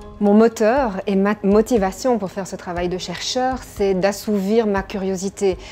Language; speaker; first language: French; native; French